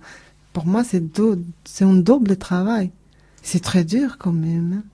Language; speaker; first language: French; non-native, learner; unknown